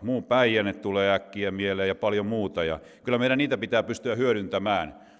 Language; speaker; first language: Finnish; native; Finnish